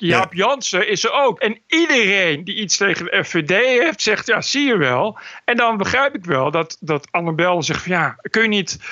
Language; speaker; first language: Dutch; native; Dutch